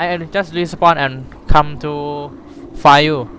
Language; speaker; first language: English; non-native, learner; Thai